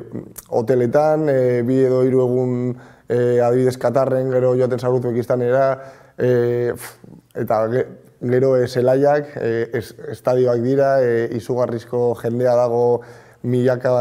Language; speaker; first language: Basque; non-native, local second language; Spanish